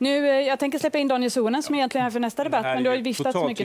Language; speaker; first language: Swedish; native; Swedish